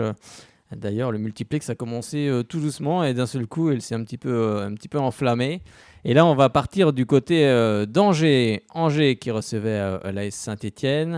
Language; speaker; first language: French; native; French